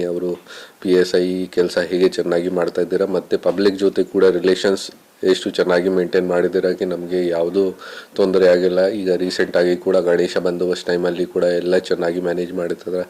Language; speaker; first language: Kannada; non-native, fluent; Hindi